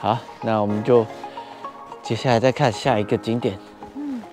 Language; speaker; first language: Chinese; native; Chinese